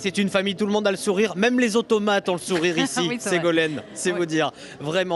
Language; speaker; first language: French; native; French